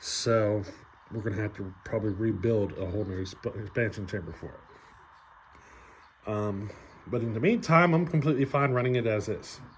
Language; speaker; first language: English; native; English